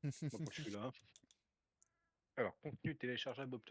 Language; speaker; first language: French; native; French